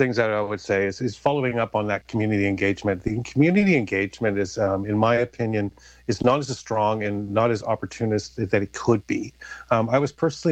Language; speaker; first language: English; native; English